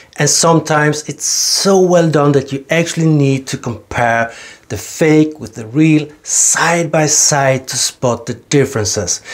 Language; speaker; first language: English; non-native, fluent; Swedish